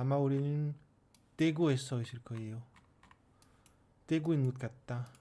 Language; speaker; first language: Korean; non-native, learner; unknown